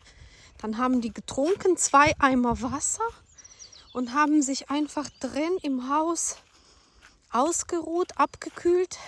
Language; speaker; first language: German; non-native, fluent; Ukrainian